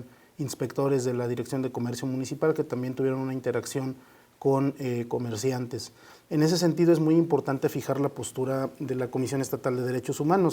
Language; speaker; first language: Spanish; native; Spanish